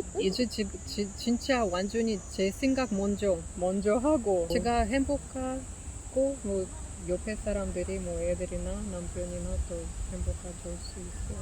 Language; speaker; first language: Korean; non-native, learner; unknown